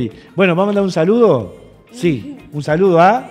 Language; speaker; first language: Spanish; native; Spanish